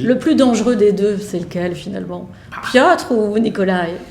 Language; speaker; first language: French; native; French